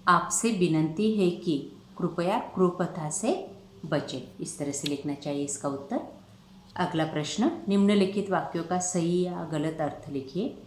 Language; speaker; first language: Hindi; non-native, local second language; Marathi